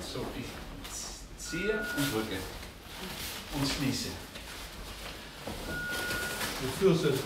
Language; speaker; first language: German; non-native, fluent; Dutch